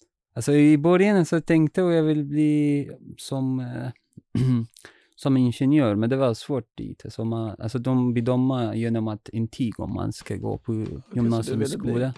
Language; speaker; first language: Swedish; non-native, learner; Arabic